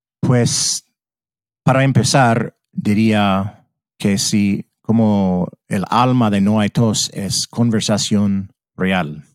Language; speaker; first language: Spanish; non-native, fluent; English